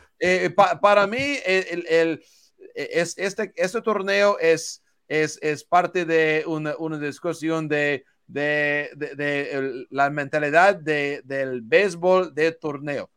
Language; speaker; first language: Spanish; non-native, learner; English